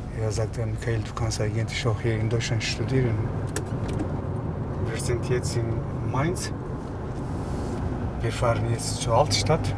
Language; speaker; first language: German; non-native, learner; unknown